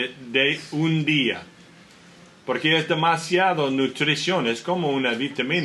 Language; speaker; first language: Spanish; non-native, learner; English